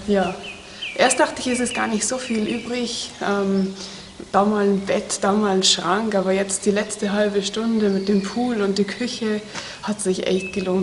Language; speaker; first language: German; native; German